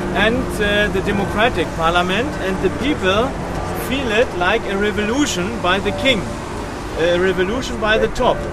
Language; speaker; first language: English; non-native, fluent; German